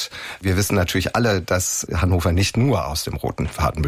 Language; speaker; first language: German; native; German